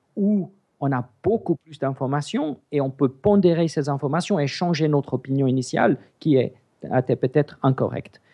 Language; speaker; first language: French; non-native, fluent; Greek